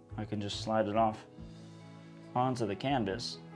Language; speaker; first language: English; native; English